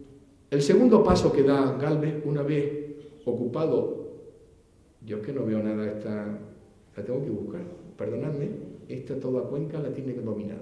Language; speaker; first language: Spanish; native; Spanish